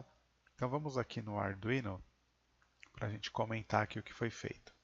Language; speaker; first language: Portuguese; native; Portuguese